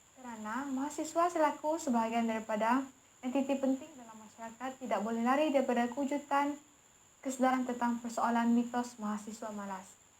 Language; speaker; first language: Malay; non-native, local second language; Iban